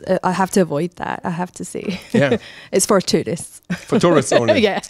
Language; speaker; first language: English; native; English